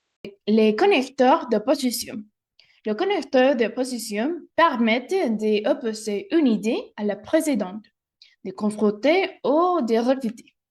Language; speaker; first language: French; non-native, learner; Spanish